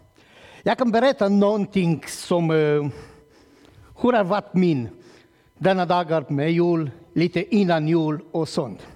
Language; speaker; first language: Swedish; non-native, learner; Romanian